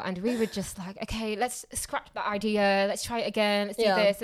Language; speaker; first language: English; native; English